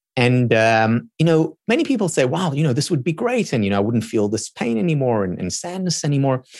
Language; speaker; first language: English; non-native, fluent; Hebrew